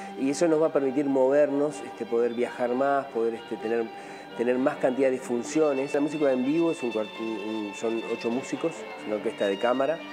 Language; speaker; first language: Spanish; native; Spanish